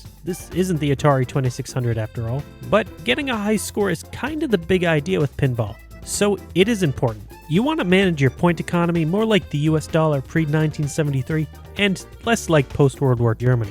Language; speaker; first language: English; native; English